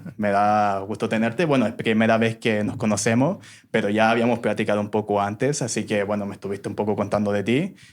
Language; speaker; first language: Spanish; native; Spanish